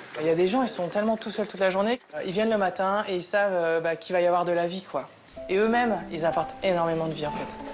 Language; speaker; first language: French; native; French